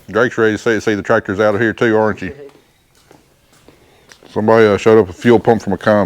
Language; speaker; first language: English; native; English